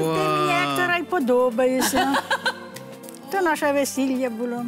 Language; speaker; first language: Ukrainian; native; Ukrainian